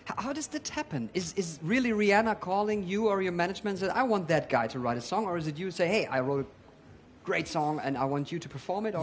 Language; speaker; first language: English; non-native, fluent; German